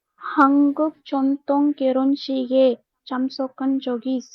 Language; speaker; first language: Korean; non-native, learner; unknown